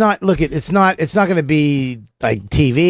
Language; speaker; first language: English; native; English